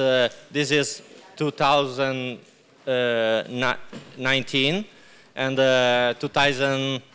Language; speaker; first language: English; non-native, learner; Italian